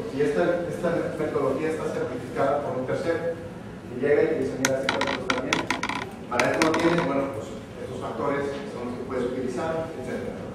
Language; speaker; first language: Spanish; native; Spanish